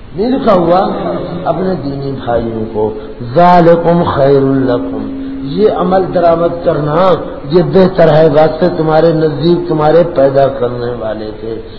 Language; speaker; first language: Urdu; non-native, local second language; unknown